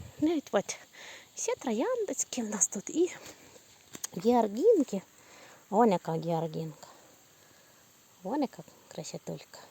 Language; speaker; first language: Ukrainian; native; Ukrainian